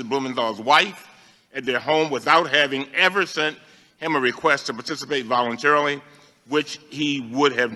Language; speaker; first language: English; native; English